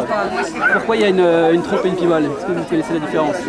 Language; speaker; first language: French; native; French